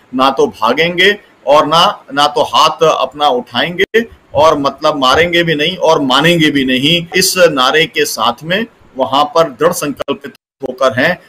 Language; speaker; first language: Hindi; native; Hindi